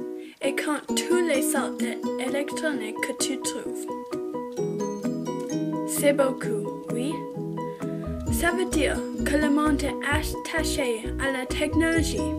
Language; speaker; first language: French; non-native, local second language; English